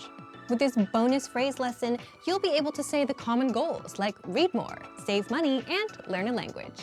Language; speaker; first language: English; native; English